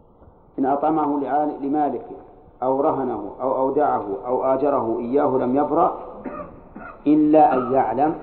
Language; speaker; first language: Arabic; native; Arabic